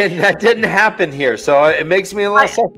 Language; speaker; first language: English; native; English